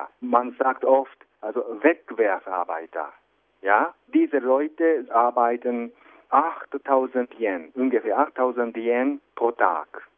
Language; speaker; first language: German; non-native, fluent; Japanese